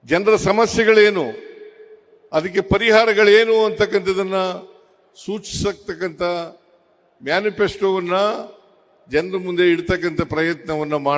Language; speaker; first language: Kannada; native; Kannada